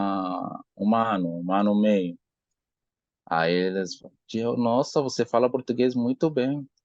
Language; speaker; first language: Portuguese; non-native, learner; Arabic